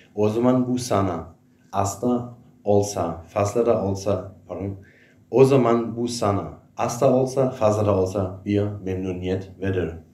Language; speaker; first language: Turkish; non-native, fluent; German